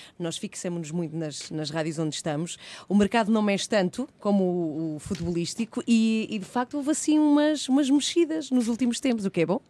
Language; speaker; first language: Portuguese; early bilingual, heritage; Portuguese